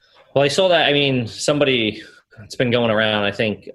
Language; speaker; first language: English; native; English